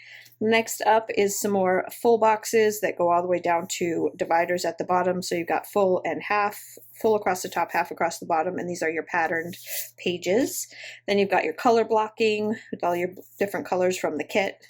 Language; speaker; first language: English; native; English